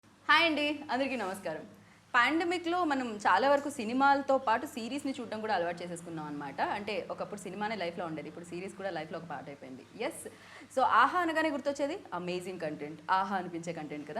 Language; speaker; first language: Telugu; native; Telugu